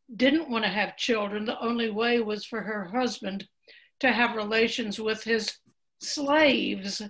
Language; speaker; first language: English; native; English